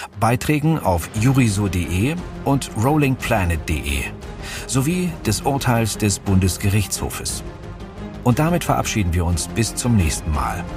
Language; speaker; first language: German; native; German